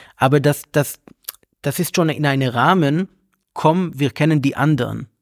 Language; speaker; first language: German; non-native, learner; Hebrew